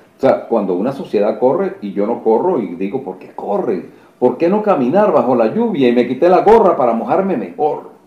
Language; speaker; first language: Spanish; native; Spanish